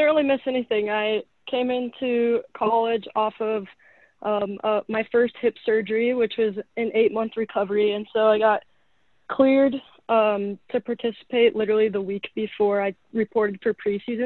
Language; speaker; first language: English; native; English